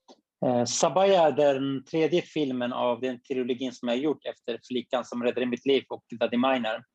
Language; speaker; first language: Swedish; non-native, fluent; Kurdish